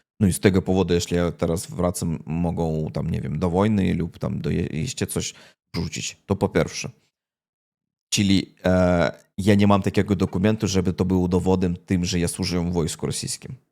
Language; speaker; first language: Polish; non-native, learner; Russian